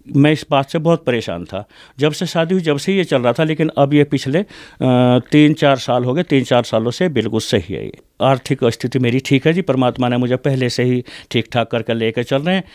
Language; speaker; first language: Hindi; native; Hindi